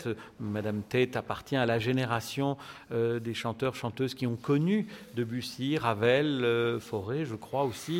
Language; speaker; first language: French; native; French